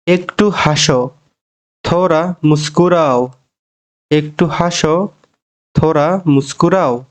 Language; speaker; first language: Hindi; non-native, fluent; Bangla